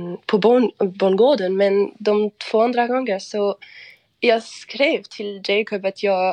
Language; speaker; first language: Swedish; non-native, fluent; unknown